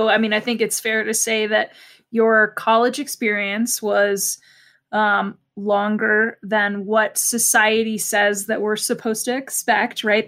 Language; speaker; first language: English; native; English